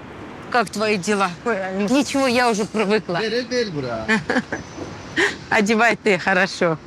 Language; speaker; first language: Russian; native; Russian